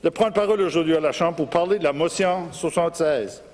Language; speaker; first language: French; non-native, local second language; English